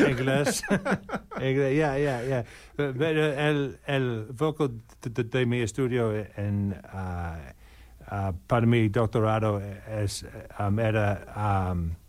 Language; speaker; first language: Spanish; non-native, learner; English